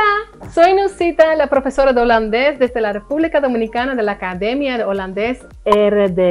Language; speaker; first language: Spanish; non-native, fluent; Dutch